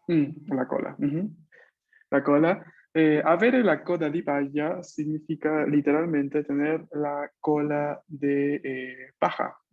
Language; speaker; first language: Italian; non-native, fluent; Spanish